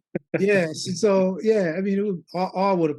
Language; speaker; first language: English; native; English